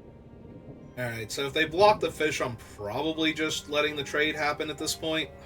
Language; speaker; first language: English; native; English